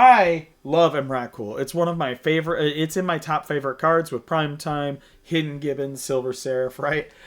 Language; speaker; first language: English; native; English